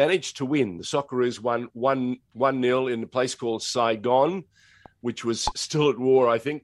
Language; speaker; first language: English; native; English